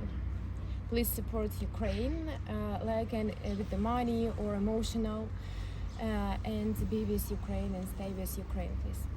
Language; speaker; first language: English; non-native, learner; Ukrainian